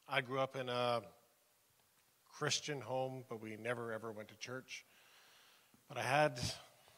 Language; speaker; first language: English; native; English